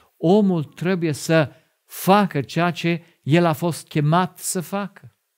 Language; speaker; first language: Romanian; non-native, fluent; German